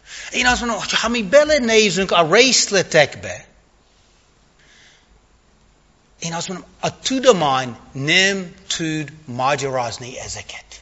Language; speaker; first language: Hungarian; non-native, fluent; English